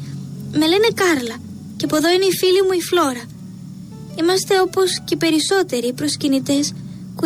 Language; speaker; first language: Greek; native; Greek